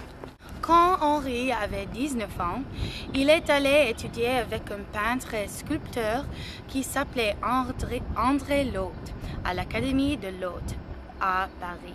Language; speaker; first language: French; non-native, learner; English